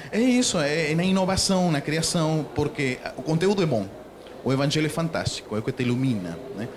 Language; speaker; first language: Portuguese; non-native, fluent; Spanish